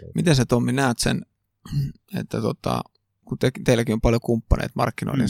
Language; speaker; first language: Finnish; native; Finnish